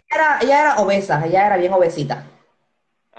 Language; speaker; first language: Spanish; native; Spanish